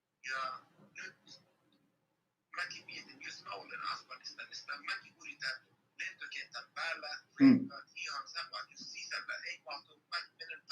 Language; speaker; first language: Finnish; non-native, learner; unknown